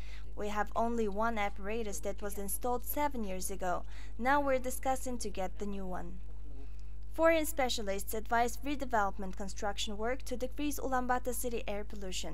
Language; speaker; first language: English; non-native, fluent; Mongolian